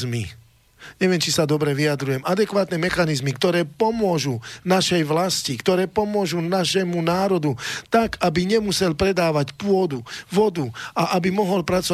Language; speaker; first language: Slovak; native; Slovak